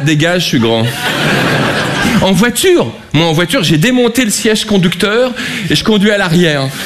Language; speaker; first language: French; native; French